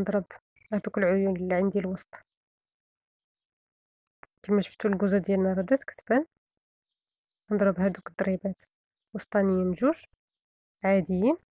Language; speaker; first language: Arabic; native; Arabic